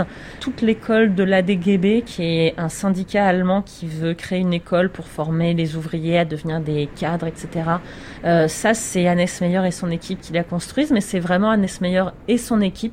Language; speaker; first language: French; native; French